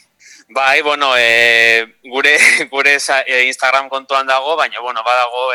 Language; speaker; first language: Basque; non-native, local second language; Spanish